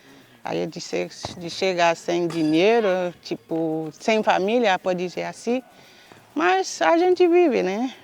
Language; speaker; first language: Portuguese; non-native, learner; Haitian Creole